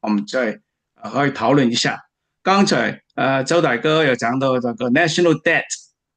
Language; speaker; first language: Chinese; native; Chinese